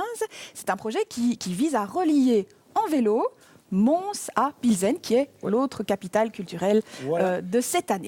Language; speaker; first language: French; native; French